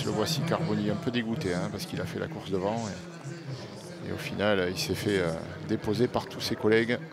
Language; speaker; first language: French; native; French